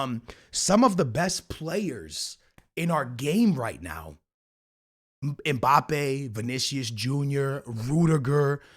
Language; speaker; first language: English; native; English